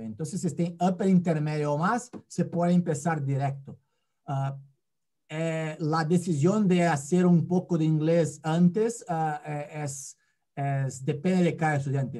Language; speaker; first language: Spanish; non-native, fluent; Portuguese